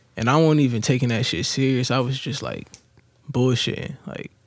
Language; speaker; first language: English; native; English